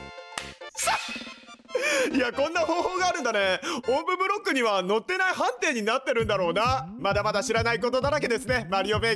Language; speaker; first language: Japanese; native; Japanese